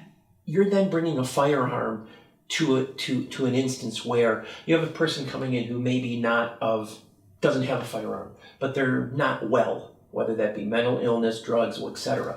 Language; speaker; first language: English; native; English